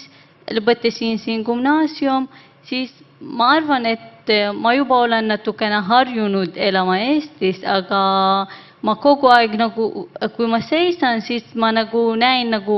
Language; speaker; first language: Estonian; non-native, learner; Arabic